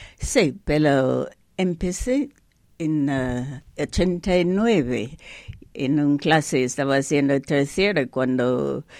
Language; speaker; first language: Spanish; non-native, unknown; English